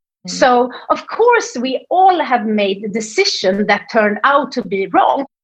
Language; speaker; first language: English; non-native, fluent; Swedish